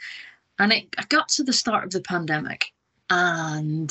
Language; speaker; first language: English; native; English